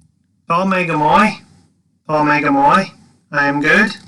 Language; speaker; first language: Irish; non-native, local second language; English